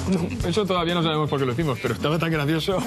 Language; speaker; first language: Spanish; native; Spanish